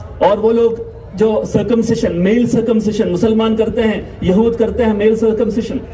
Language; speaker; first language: Urdu; non-native, local second language; Malayalam